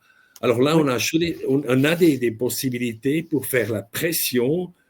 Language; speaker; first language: French; non-native, local second language; German